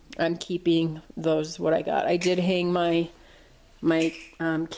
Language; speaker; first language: English; native; English